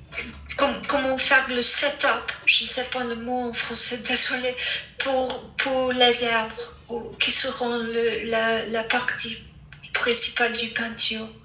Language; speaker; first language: French; non-native, fluent; English